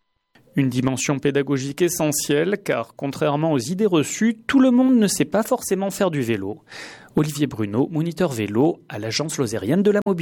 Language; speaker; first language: French; native; French